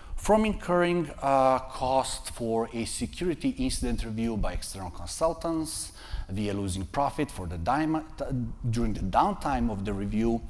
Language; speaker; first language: English; non-native, fluent; Serbian